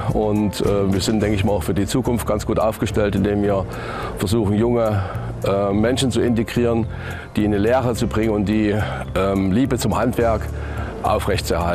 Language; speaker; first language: German; native; German